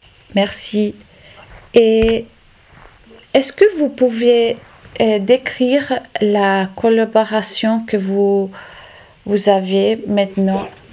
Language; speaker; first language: French; non-native, learner; Italian